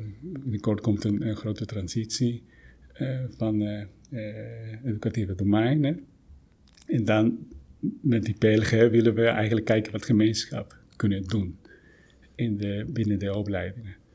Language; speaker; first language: Dutch; non-native, fluent; Spanish